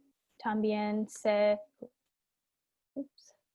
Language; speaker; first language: Spanish; non-native, fluent; English